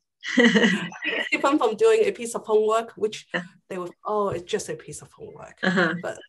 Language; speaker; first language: English; non-native, local second language; Cantonese